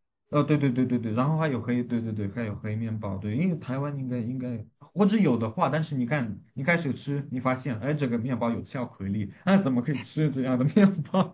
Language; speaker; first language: Chinese; non-native, fluent; Russian